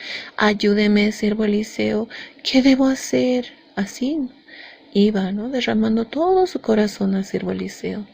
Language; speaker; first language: Spanish; native; Spanish